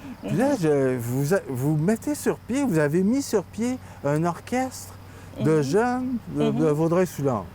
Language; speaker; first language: French; native; French